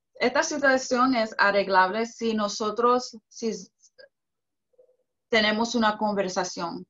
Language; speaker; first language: Spanish; early bilingual, heritage; Spanish